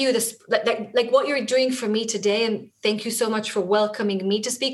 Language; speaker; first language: English; non-native, fluent; Hebrew